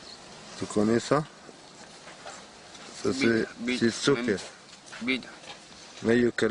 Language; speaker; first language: French; non-native, learner; Arabic